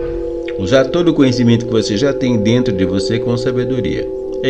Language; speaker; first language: Portuguese; native; Portuguese